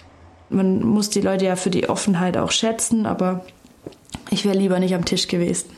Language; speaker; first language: German; native; German